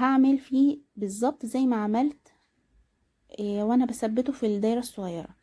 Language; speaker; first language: Arabic; native; Arabic